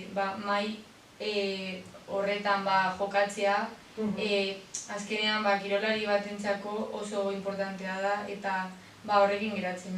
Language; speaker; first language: Basque; non-native, local second language; Spanish